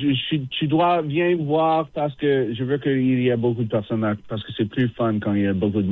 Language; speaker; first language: French; non-native, local second language; English